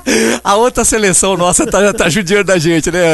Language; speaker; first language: Portuguese; native; Portuguese